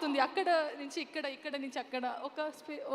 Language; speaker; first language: Telugu; non-native, learner; Kannada